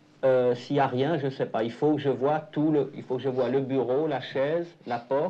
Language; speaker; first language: French; native; French